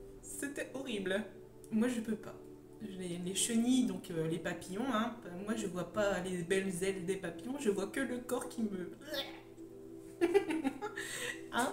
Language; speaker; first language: French; native; French